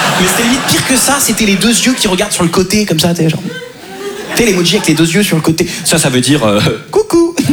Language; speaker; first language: French; native; French